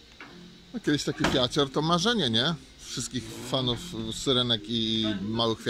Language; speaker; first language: Polish; native; Polish